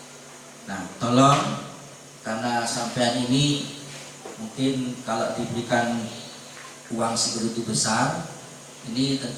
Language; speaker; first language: Indonesian; native; Indonesian